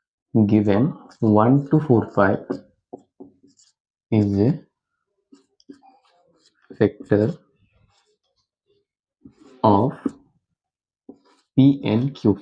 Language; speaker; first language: English; non-native, local second language; Hindi